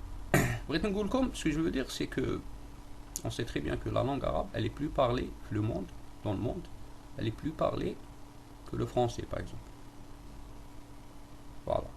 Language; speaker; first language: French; non-native, local second language; Arabic